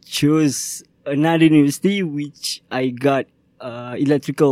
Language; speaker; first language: English; non-native, local second language; Malay